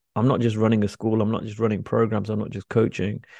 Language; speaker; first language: English; native; English